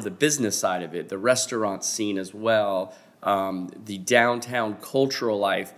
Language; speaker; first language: English; native; English